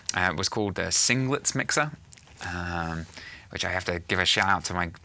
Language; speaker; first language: English; native; English